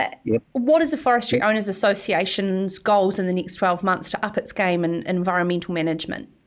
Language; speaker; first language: English; native; English